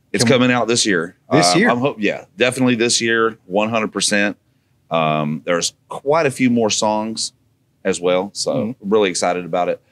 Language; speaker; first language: English; native; English